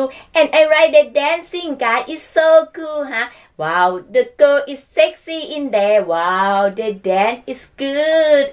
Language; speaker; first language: English; non-native, learner; Thai